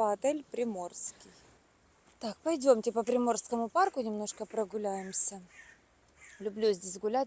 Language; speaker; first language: Russian; native; Russian